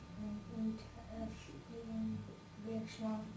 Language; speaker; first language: French; non-native, learner; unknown